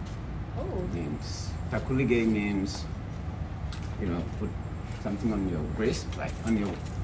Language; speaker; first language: English; non-native, fluent; Wolof